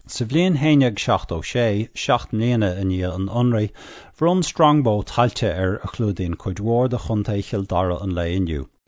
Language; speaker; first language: Irish; non-native, local second language; English